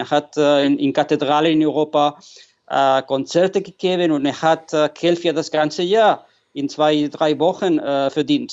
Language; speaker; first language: German; non-native, fluent; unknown